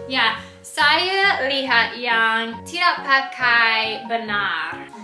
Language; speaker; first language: Indonesian; non-native, learner; English